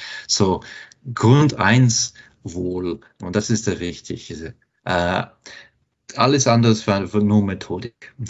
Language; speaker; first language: German; non-native, fluent; English